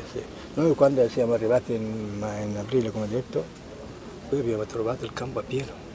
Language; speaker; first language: Italian; non-native, fluent; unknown